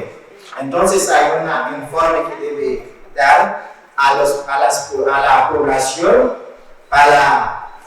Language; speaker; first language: Spanish; non-native, learner; Haitian Creole